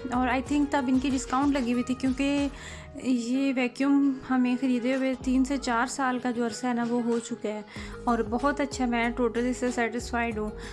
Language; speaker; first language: Urdu; native; Urdu